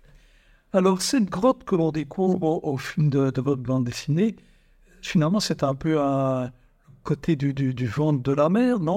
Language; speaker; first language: French; native; French